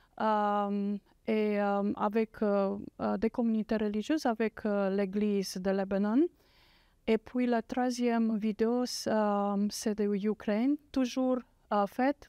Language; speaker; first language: French; non-native, fluent; English